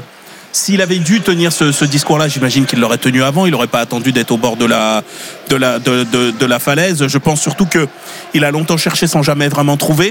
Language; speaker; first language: French; native; French